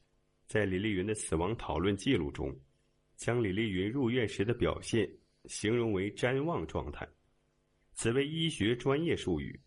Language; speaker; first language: Chinese; native; Chinese